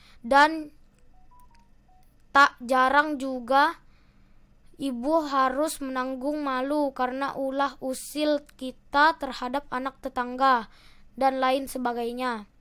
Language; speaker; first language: Indonesian; native; Indonesian